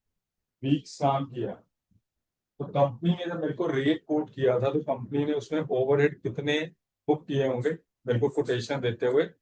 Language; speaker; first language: Hindi; native; Hindi